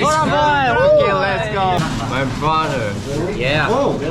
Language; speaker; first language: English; non-native, learner; Korean